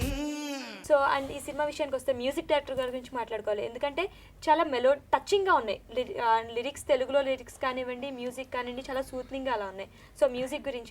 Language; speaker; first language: Telugu; native; Telugu